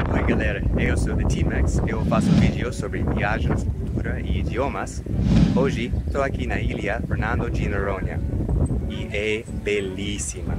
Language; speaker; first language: Portuguese; non-native, fluent; English